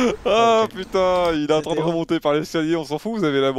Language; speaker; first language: French; native; French